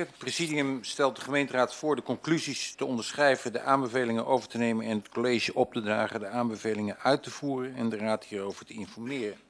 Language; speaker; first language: Dutch; native; Dutch